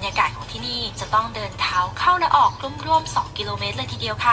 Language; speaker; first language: Thai; native; Thai